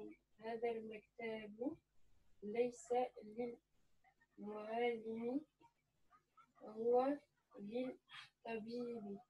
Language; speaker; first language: Arabic; non-native, learner; French